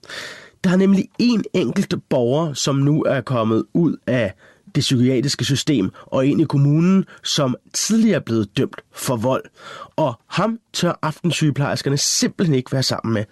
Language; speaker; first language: Danish; native; Danish